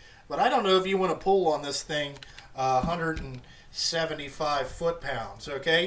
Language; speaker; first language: English; native; English